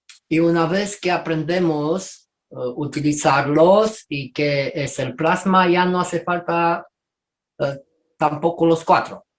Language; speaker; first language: Spanish; non-native, fluent; Romanian